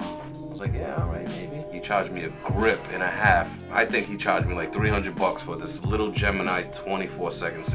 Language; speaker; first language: English; native; English